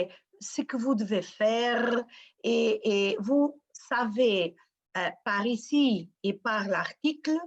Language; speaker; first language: French; non-native, fluent; Portuguese